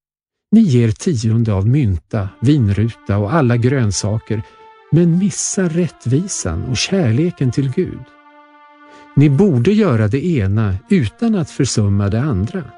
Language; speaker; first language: Swedish; native; Swedish